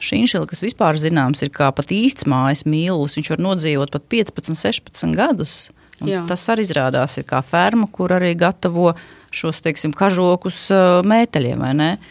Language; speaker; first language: Latvian; native; Latvian